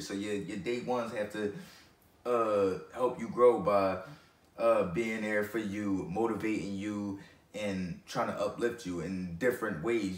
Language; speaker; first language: English; native; English